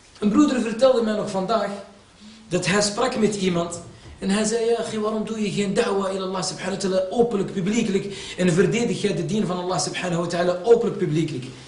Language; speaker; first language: Dutch; early bilingual, other home language; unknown